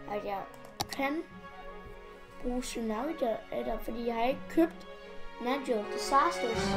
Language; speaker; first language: Danish; native; Danish